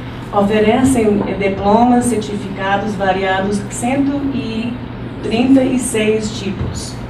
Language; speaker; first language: Portuguese; non-native, fluent; English